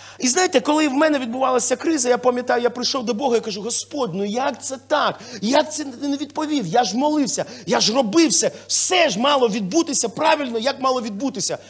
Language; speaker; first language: Ukrainian; non-native, local second language; Russian